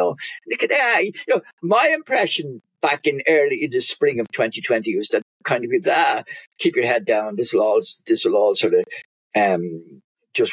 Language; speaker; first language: English; native; English